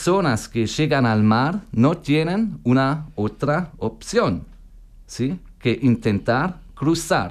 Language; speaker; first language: Spanish; non-native, learner; German